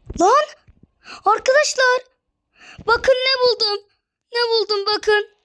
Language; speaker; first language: Turkish; native; Turkish